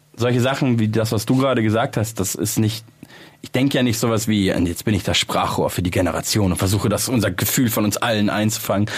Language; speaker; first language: German; native; German